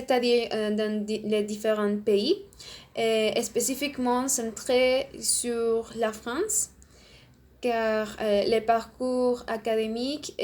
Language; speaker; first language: French; non-native, learner; Spanish